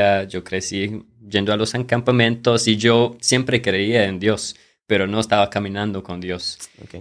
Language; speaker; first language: Spanish; non-native, fluent; English